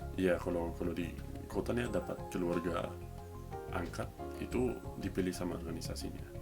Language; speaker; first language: Indonesian; non-native, fluent; German